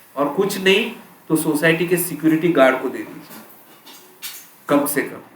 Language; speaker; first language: Hindi; non-native, local second language; Marathi